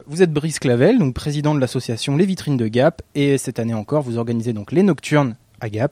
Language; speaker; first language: French; native; French